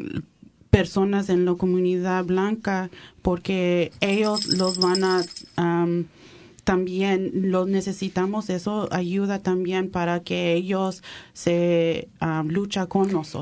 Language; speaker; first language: Spanish; early bilingual, heritage; Spanish